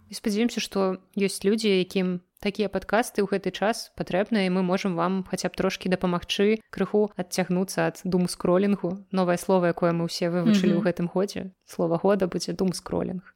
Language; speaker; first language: Belarusian; non-native, local second language; Russian